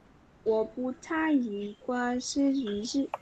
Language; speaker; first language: Chinese; non-native, learner; Vietnamese